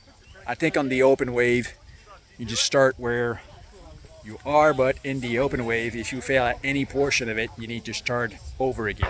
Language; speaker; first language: English; non-native, local second language; French